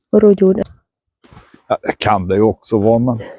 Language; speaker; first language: Swedish; native; Swedish